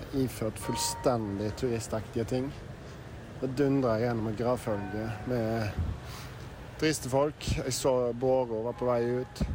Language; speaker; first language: Norwegian; native; Norwegian